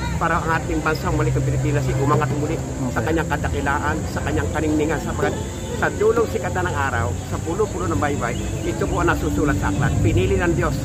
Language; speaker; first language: Filipino; non-native, local second language; Masbatenyo